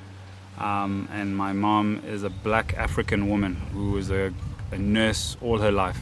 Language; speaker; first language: English; native; English